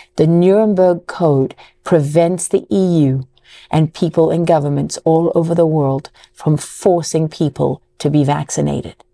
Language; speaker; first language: English; native; English